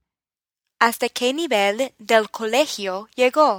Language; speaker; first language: Spanish; non-native, fluent; English